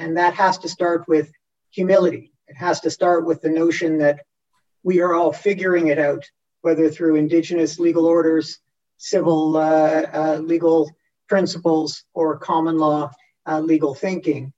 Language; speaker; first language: English; native; English